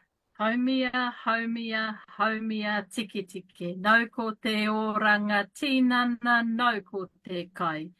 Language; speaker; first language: Māori; non-native, learner; English